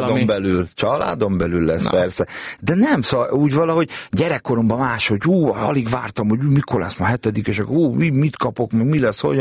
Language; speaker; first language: Hungarian; native; Hungarian